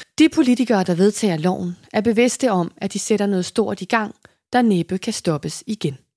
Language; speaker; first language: Danish; native; Danish